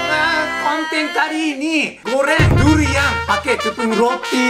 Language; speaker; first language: Indonesian; non-native, learner; Japanese